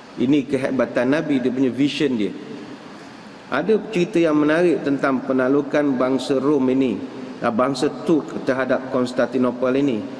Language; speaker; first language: Malay; native; Malay